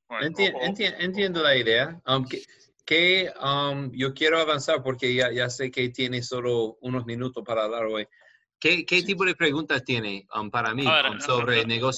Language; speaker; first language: Spanish; non-native, learner; English